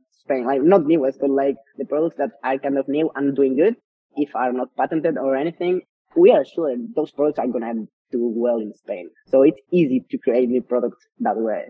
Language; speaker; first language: English; non-native, fluent; Spanish